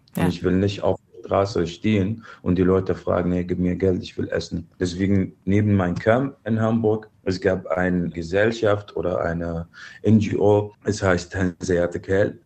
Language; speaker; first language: German; non-native, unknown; Arabic